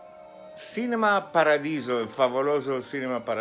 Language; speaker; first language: Italian; non-native, fluent; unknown